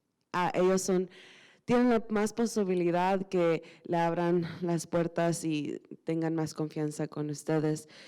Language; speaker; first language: Spanish; early bilingual, heritage; Spanish